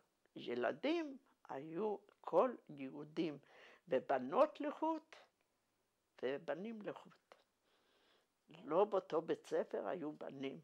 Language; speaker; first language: Hebrew; non-native, fluent; Yiddish